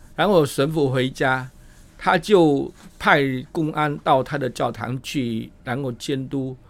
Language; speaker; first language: Chinese; non-native, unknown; Vietnamese